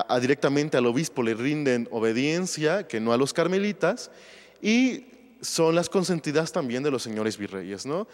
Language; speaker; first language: Spanish; native; Spanish